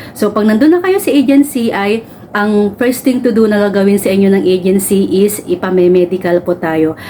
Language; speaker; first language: Filipino; native; Filipino